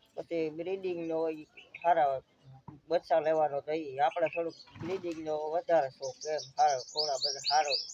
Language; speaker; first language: Gujarati; native; Gujarati